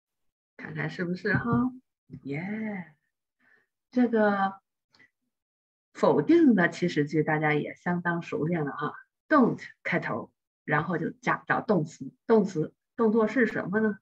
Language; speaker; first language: Chinese; native; Chinese